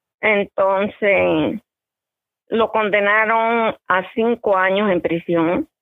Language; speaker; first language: Spanish; native; Spanish